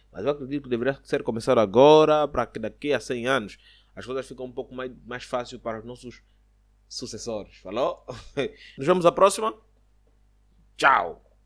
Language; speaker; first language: Portuguese; native; Portuguese